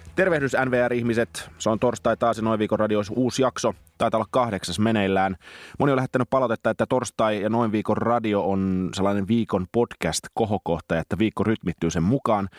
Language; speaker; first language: Finnish; native; Finnish